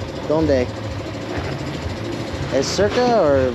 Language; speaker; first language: Spanish; non-native, learner; English